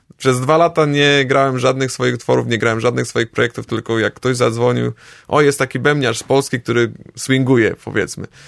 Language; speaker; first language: Polish; native; Polish